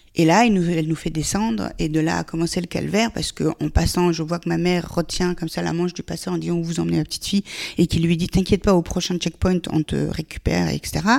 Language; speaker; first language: French; early bilingual, other home language; Persian